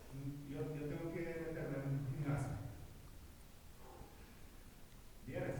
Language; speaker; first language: Spanish; non-native, learner; Bulgarian